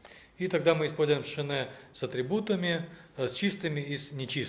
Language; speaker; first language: Russian; native; Russian